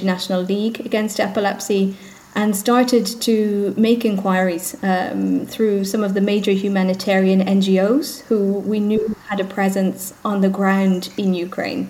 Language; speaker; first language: English; native; English